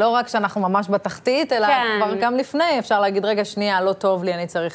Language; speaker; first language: Hebrew; native; Hebrew